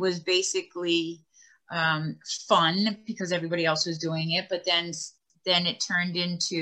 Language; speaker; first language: English; native; English